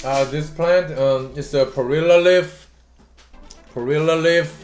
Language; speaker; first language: English; non-native, learner; Korean